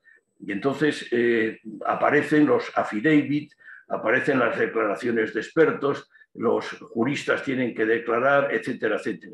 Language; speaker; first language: Spanish; native; Spanish